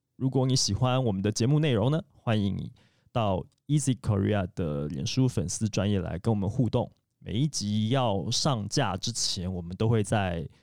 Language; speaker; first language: Chinese; native; Chinese